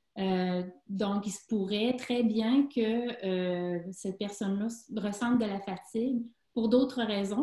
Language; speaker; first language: French; native; French